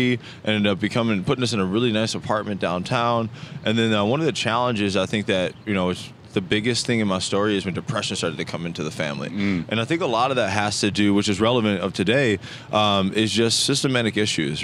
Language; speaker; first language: English; native; English